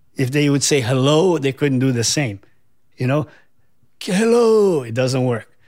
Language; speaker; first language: English; non-native, fluent; Portuguese